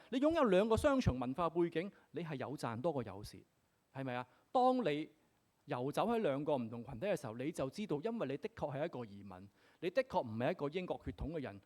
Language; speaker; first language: Cantonese; native; Cantonese